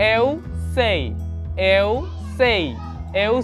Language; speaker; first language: Portuguese; non-native, learner; Hindi